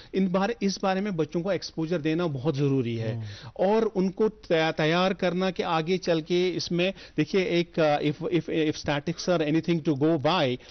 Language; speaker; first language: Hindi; non-native, local second language; Kashmiri